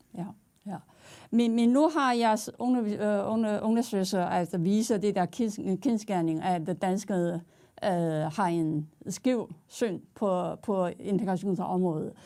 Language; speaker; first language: Danish; non-native, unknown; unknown